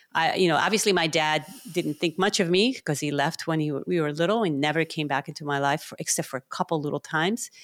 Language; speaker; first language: English; non-native, fluent; Spanish